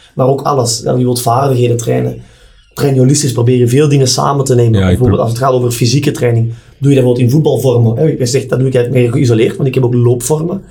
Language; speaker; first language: Dutch; native; Dutch